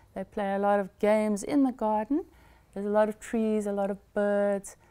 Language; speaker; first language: English; native; English